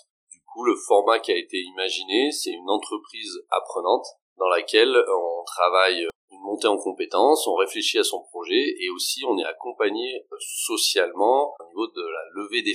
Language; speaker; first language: French; native; French